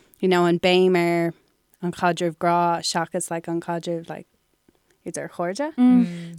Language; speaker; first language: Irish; non-native, local second language; English